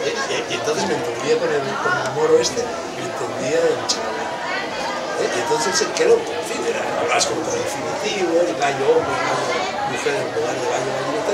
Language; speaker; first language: Spanish; native; Spanish